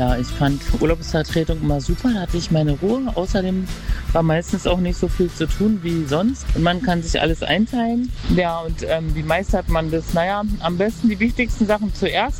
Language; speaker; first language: German; native; German